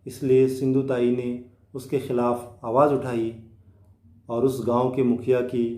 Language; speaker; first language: Hindi; non-native, local second language; Marathi